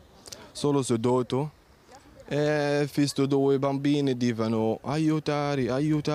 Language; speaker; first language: Italian; non-native, learner; Arabic